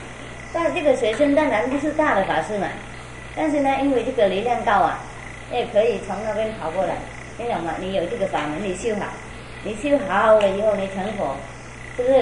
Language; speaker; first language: Chinese; non-native, fluent; Vietnamese